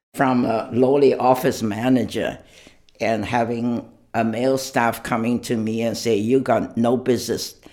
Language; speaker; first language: English; non-native, fluent; Chinese